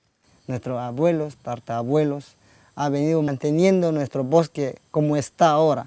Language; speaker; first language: Spanish; non-native, local second language; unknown